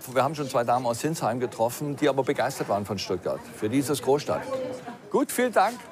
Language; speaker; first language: German; native; German